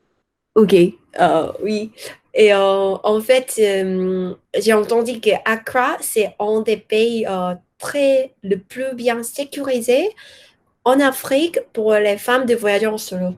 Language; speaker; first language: French; non-native, learner; Korean